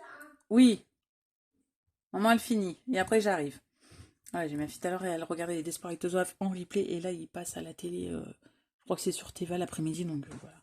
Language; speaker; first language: French; native; French